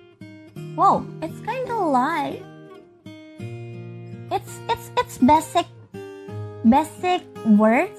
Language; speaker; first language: English; non-native, fluent; Indonesian